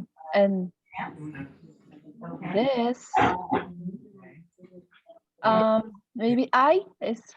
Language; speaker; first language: English; non-native, learner; Spanish